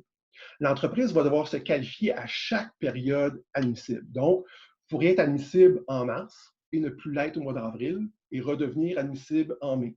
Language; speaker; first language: French; native; French